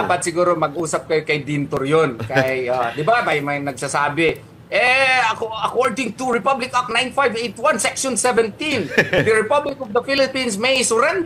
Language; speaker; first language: Filipino; native; Filipino